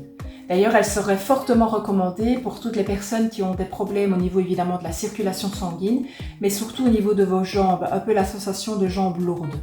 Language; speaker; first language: French; native; French